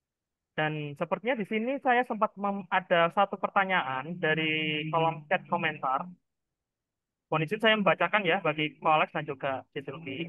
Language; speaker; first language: Indonesian; native; Indonesian